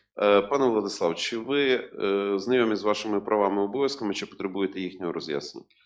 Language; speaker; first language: Ukrainian; native; Ukrainian